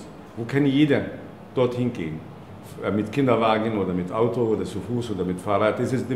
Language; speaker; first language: German; non-native, learner; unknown